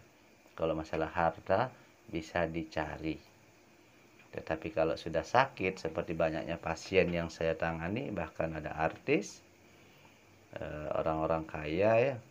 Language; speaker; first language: Indonesian; native; Indonesian